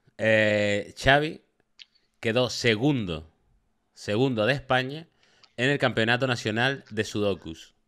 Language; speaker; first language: Spanish; native; Spanish